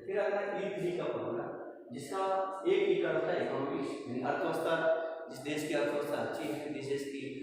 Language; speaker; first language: Hindi; native; Hindi